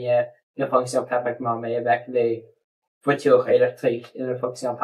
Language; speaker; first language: French; non-native, local second language; English